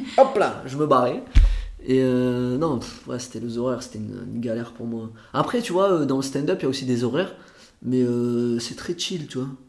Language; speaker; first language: French; early bilingual, other home language; Portuguese